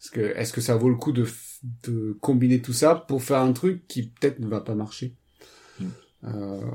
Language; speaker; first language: French; native; French